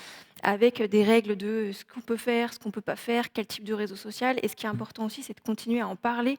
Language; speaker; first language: French; native; French